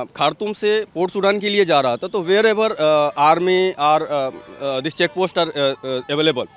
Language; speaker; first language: Hindi; native; Hindi